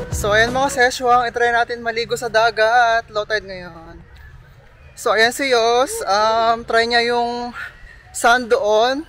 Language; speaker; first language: Filipino; native; Filipino